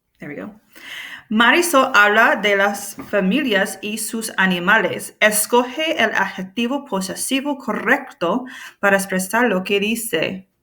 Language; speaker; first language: Spanish; non-native, fluent; English